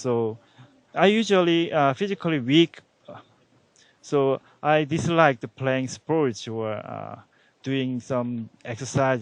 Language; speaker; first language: English; non-native, learner; Korean